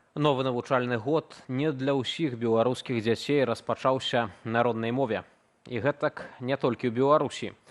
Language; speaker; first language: Belarusian; native; Belarusian